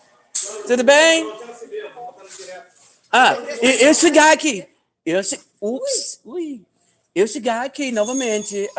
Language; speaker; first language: Portuguese; non-native, learner; English